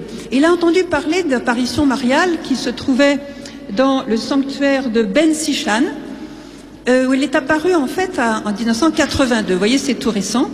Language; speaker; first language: French; native; French